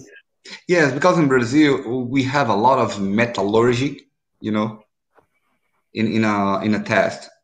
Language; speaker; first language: English; non-native, learner; Portuguese